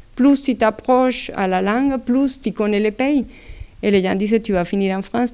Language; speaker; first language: French; non-native, fluent; Spanish